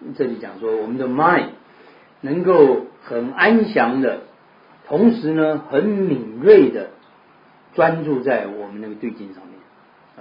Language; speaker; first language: Chinese; native; Chinese